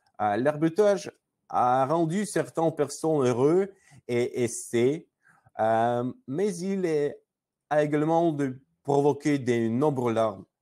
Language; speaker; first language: French; non-native, learner; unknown